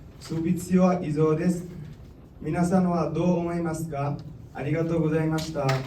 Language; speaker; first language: Japanese; non-native, learner; Bangla